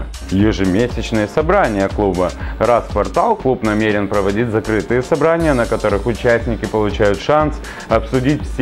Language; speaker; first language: Russian; native; Russian